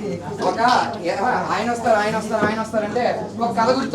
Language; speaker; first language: Telugu; native; Telugu